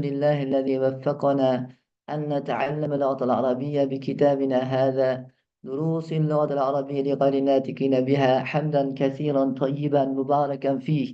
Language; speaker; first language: Arabic; non-native, fluent; Uzbek